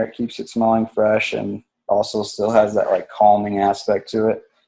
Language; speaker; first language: English; native; English